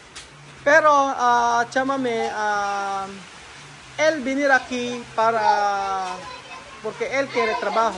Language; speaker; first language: Spanish; non-native, learner; Filipino